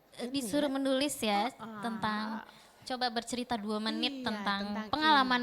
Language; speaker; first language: Indonesian; native; Indonesian